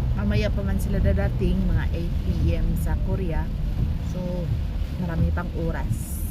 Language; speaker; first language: Filipino; native; Filipino